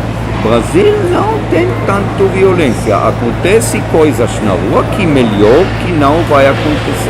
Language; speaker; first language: Portuguese; non-native, fluent; Hebrew